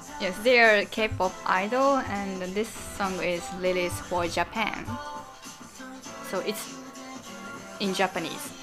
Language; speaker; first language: English; non-native, learner; Japanese